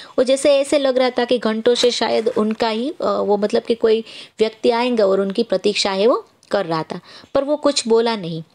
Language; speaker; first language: Hindi; non-native, local second language; Gujarati